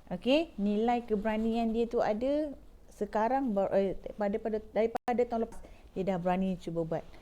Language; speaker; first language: Malay; native; Malay